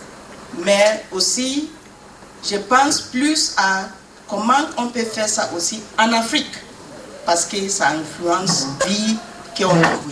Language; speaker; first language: French; non-native, fluent; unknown